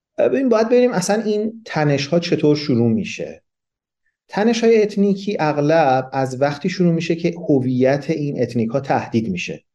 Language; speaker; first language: Persian; non-native, local second language; Kurdish